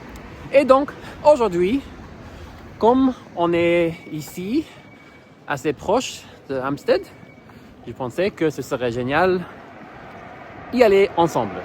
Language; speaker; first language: French; non-native, fluent; English